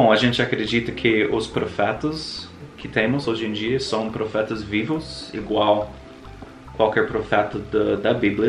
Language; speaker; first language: Portuguese; non-native, fluent; English